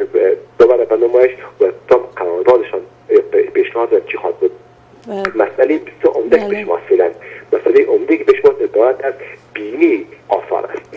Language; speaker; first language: Persian; native; Persian